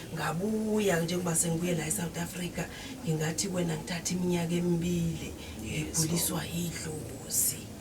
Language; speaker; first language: Zulu; non-native, local second language; Southern Sotho